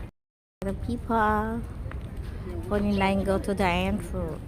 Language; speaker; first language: English; non-native, local second language; Filipino